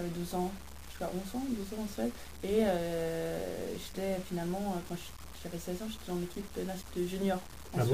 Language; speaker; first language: French; non-native, fluent; Swedish